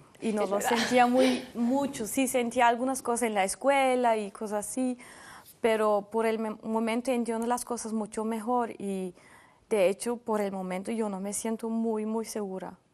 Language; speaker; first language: Spanish; non-native, fluent; Turkish